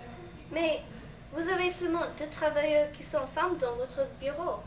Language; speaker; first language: French; non-native, learner; English